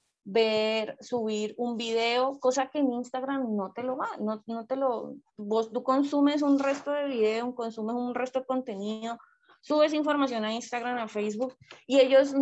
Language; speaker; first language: Spanish; native; Spanish